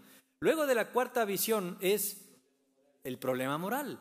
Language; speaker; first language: Spanish; native; Spanish